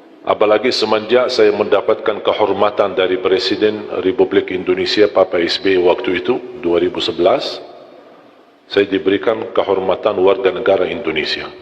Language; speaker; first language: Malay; non-native, fluent; Arabic